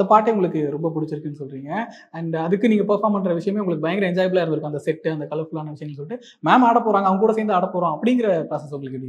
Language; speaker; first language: Tamil; native; Tamil